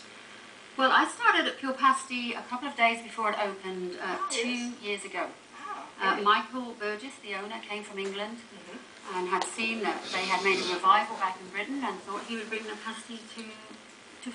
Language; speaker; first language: English; native; English